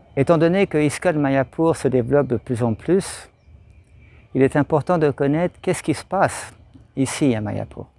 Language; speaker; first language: French; native; French